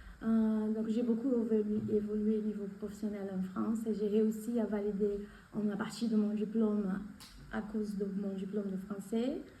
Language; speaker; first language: French; non-native, fluent; Portuguese